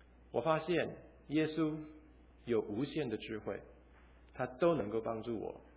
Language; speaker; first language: Chinese; early bilingual, other home language; English